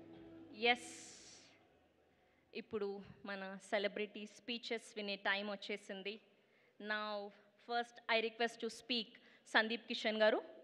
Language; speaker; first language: Telugu; native; Telugu